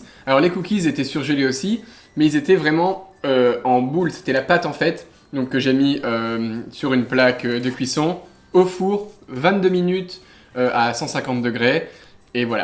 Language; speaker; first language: French; native; French